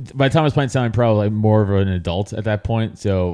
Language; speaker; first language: English; native; English